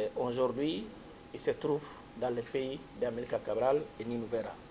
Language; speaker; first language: French; non-native, fluent; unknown